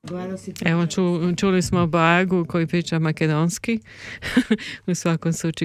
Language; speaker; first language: Serbian; native; Serbian